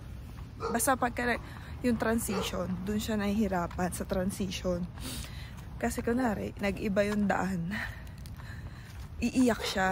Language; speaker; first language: Filipino; native; Filipino